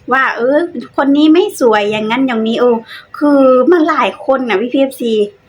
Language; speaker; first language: Thai; native; Thai